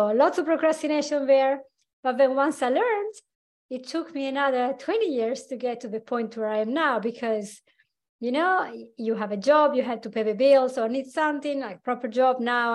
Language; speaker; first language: English; non-native, fluent; Italian